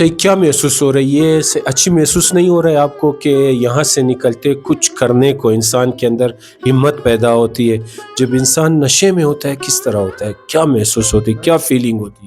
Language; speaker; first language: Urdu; non-native, local second language; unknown